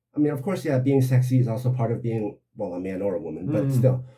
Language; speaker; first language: English; native; English